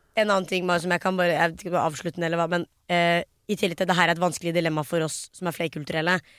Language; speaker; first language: Norwegian; early bilingual, other home language; Hindi